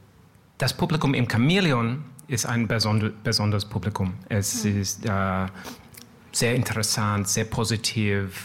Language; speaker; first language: German; non-native, learner; French